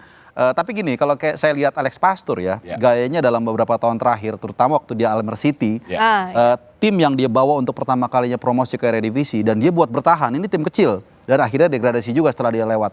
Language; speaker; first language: Indonesian; native; Indonesian